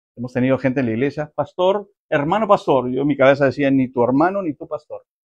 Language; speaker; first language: Spanish; native; Spanish